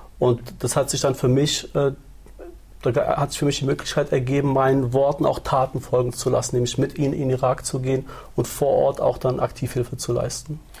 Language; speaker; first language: German; early bilingual, other home language; Turoyo